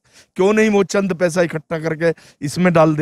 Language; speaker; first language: Hindi; native; Hindi